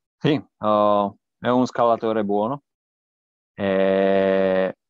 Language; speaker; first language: Italian; non-native, learner; Slovak